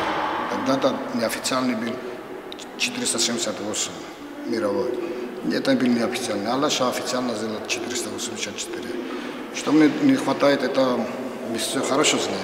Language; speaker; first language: Russian; non-native, fluent; Georgian